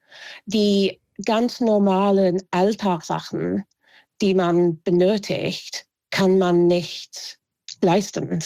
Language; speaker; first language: German; non-native, fluent; English